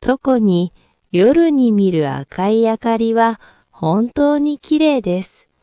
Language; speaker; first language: Japanese; non-native, fluent; Korean